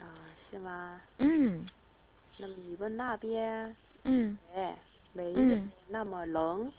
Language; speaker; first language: Chinese; non-native, learner; Korean